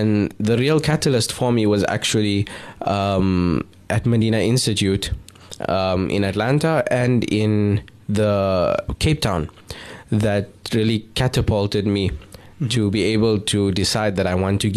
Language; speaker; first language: English; native; English